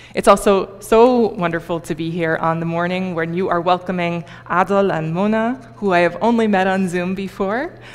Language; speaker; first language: English; native; English